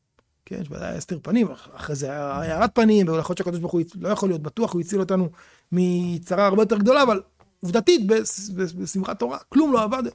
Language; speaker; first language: Hebrew; native; Hebrew